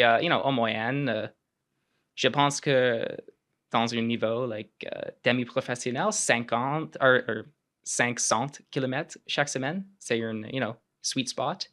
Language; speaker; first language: French; non-native, local second language; English